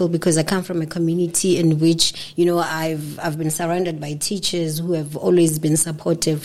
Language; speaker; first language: English; non-native, local second language; Northern Sotho